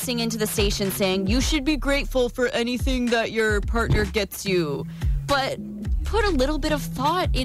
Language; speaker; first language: English; native; English